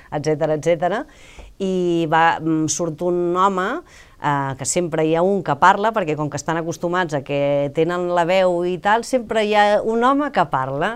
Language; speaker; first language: Catalan; native; Catalan